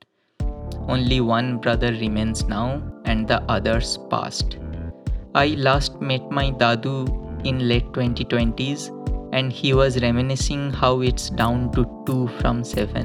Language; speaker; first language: English; non-native, local second language; Bangla